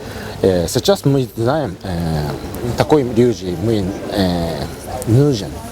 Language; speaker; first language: Russian; non-native, learner; Japanese